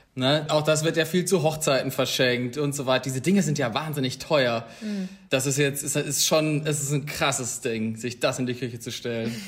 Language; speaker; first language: German; native; German